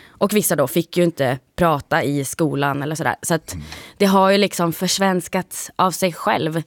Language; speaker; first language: Swedish; native; Swedish